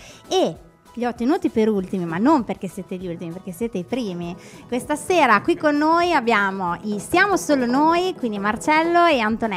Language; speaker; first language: Italian; native; Italian